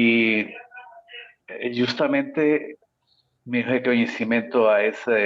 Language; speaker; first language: Portuguese; non-native, fluent; Spanish